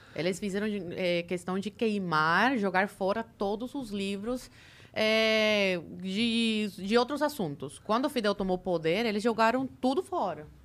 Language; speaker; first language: Portuguese; early bilingual, other home language; Spanish